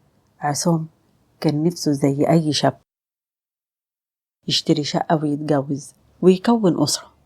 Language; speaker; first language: Arabic; native; Arabic